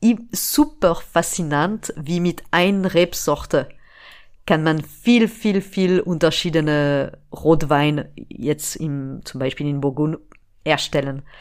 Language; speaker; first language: German; non-native, fluent; French